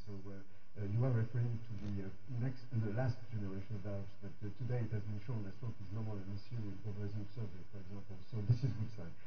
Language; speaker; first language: English; non-native, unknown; French